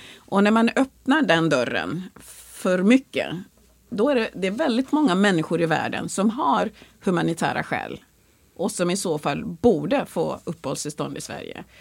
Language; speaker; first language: Swedish; early bilingual, other home language; Swahili